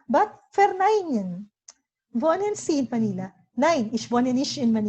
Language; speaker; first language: German; non-native, learner; Filipino